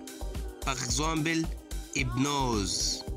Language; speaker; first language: French; non-native, fluent; Arabic